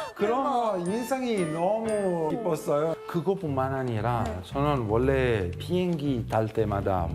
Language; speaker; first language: Korean; non-native, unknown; Italian